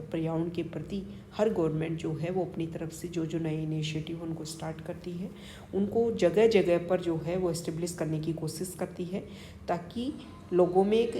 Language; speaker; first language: Hindi; native; Hindi